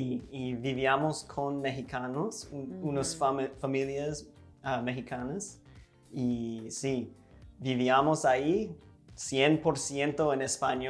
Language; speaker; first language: Spanish; non-native, fluent; English